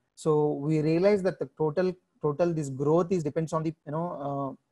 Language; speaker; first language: English; non-native, local second language; Telugu